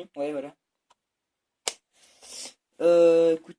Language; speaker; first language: French; native; French